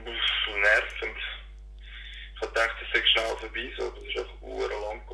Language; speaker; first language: German; native; German